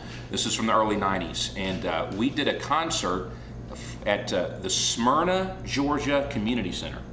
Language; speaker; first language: English; native; English